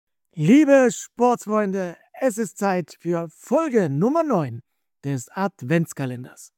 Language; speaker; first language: German; native; German